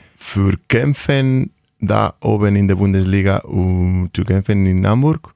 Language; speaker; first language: German; non-native, learner; Spanish